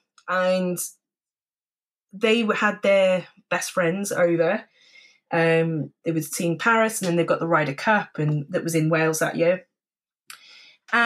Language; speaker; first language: English; native; English